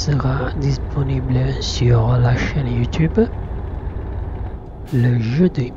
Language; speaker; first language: French; non-native, learner; Italian